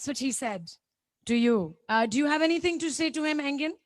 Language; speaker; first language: English; non-native, local second language; Urdu